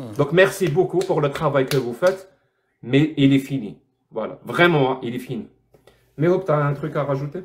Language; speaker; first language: French; non-native, local second language; Arabic